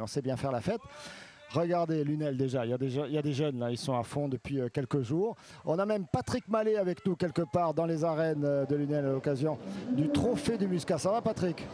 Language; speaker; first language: French; native; French